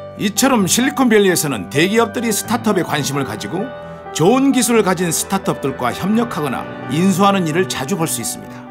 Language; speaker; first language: Korean; native; Korean